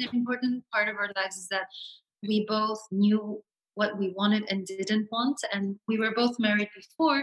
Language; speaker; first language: English; non-native, local second language; French